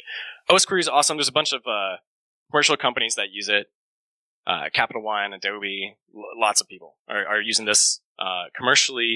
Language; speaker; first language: English; native; English